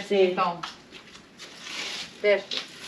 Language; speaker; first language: Portuguese; native; Portuguese